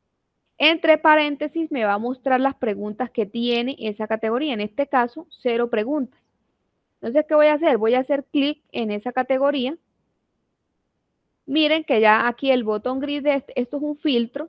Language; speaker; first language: Spanish; native; Spanish